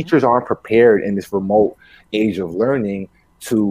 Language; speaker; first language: English; early bilingual, other home language; Spanish